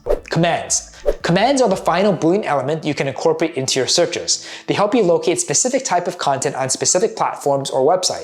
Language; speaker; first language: English; native; English